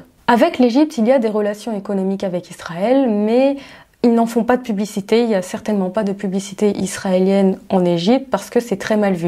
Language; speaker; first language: French; native; French